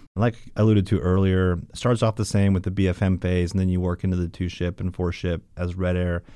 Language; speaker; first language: English; native; English